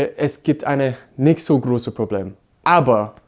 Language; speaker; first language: German; non-native, learner; English